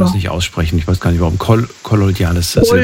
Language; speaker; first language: German; native; German